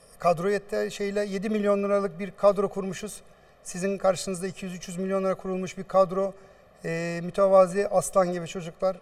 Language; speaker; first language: Turkish; native; Turkish